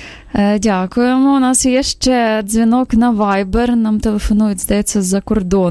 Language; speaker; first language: Ukrainian; native; Ukrainian